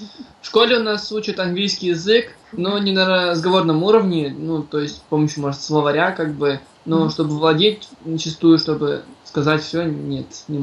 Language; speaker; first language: Russian; native; Russian